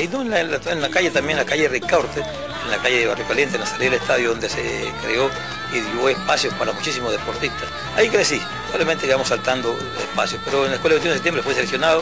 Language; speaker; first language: Spanish; native; Spanish